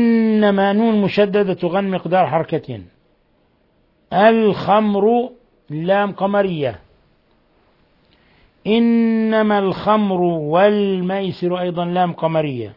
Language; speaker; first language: Arabic; native; Arabic